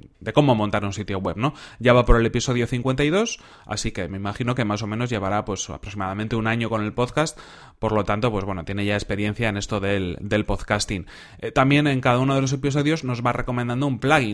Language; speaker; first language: Spanish; native; Spanish